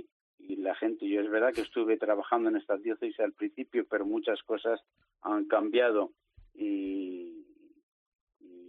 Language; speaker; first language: Spanish; native; Spanish